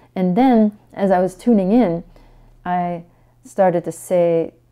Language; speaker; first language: English; non-native, fluent; French